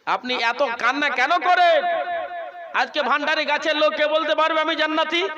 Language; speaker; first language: Bangla; non-native, local second language; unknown